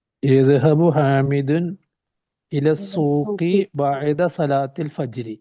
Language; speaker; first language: Arabic; non-native, learner; Malayalam